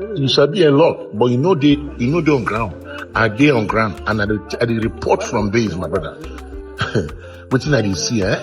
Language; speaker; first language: Nigerian Pidgin; non-native, local second language; Igbo